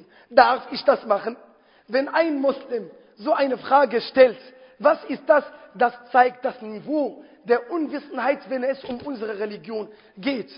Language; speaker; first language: German; non-native, fluent; Arabic